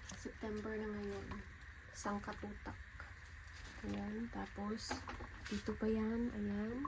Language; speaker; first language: Filipino; native; Filipino